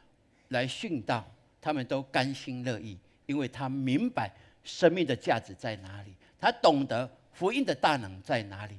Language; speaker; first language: Chinese; native; Chinese